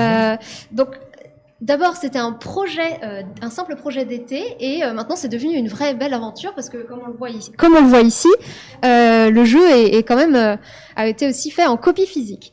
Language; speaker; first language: French; native; French